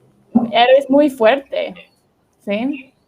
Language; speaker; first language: Spanish; non-native, learner; English